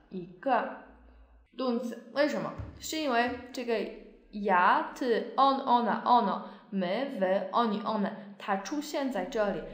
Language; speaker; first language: Chinese; non-native, fluent; Polish